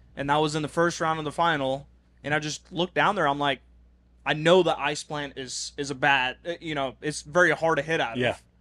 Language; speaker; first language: English; non-native, fluent; Norwegian